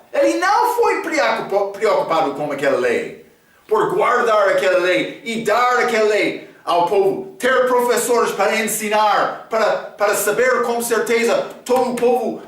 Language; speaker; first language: Portuguese; non-native, fluent; English